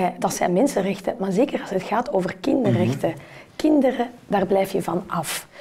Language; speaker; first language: Dutch; early bilingual, other home language; Turkish